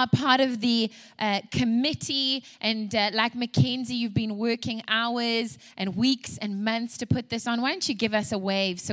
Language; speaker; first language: English; native; English